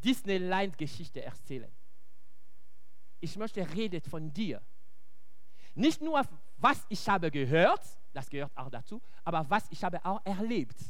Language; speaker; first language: German; non-native, local second language; French